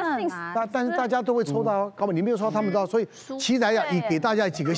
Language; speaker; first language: Chinese; native; Chinese